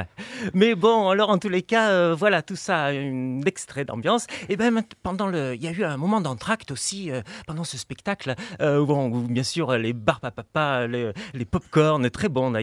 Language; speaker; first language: French; native; French